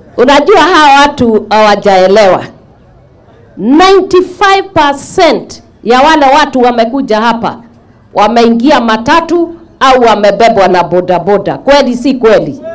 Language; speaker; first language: Swahili; non-native, local second language; Kikuyu